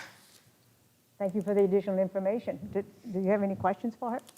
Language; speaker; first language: English; native; English